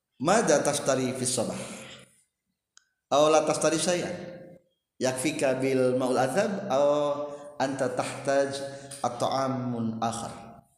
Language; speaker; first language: Arabic; non-native, fluent; Indonesian